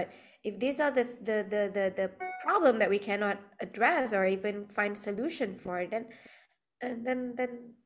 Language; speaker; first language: English; non-native, local second language; Malay